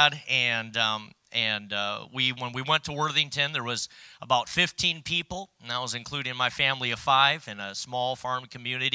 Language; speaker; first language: English; native; English